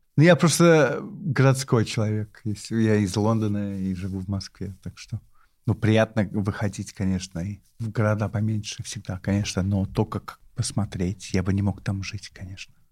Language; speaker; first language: Russian; non-native, fluent; English